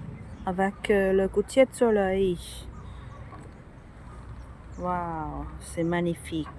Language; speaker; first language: French; non-native, fluent; Thai